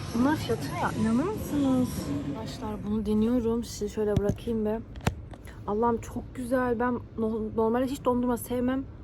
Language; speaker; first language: Turkish; early bilingual, heritage; Turkish